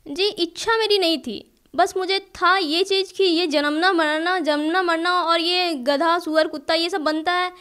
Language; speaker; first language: Hindi; native; Hindi